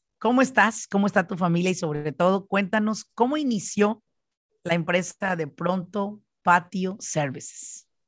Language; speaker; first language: Spanish; native; Spanish